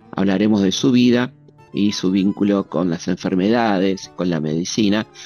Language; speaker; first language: Spanish; native; Spanish